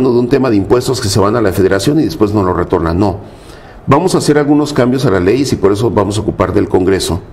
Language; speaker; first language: Spanish; native; Spanish